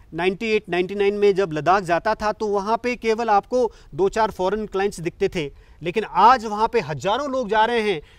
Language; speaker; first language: Hindi; native; Hindi